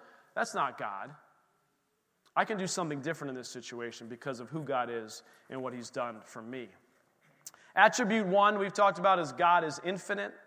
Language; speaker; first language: English; native; English